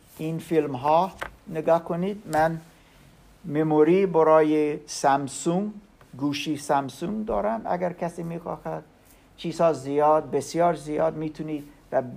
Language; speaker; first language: Persian; non-native, learner; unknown